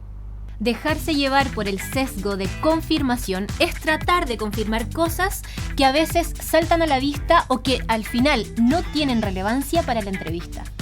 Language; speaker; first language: Spanish; native; Spanish